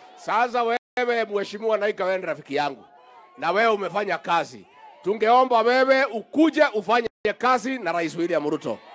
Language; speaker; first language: Swahili; non-native, local second language; Kikuyu